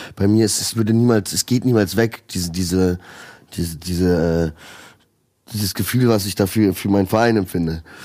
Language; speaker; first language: German; early bilingual, other home language; Croatian